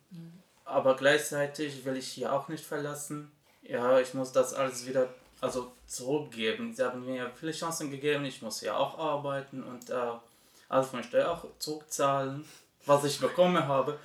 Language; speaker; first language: German; non-native, learner; Arabic